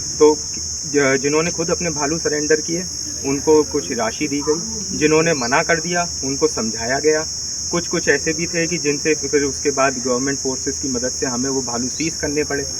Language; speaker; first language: Hindi; native; Hindi